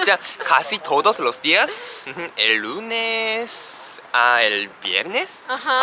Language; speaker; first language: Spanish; non-native, learner; Japanese